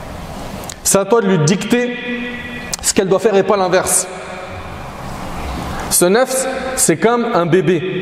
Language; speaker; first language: French; native; French